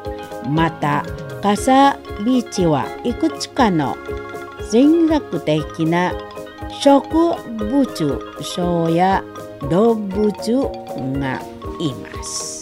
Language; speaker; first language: Japanese; non-native, fluent; Indonesian